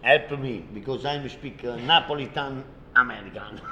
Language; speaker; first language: English; non-native, learner; Italian